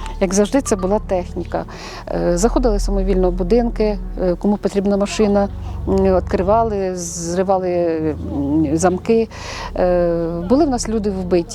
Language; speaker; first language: Ukrainian; native; Ukrainian